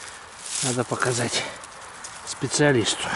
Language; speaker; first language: Russian; native; Russian